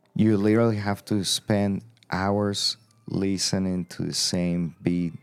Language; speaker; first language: English; non-native, fluent; Spanish